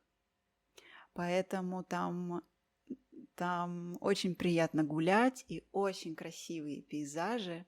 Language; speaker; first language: Russian; native; Russian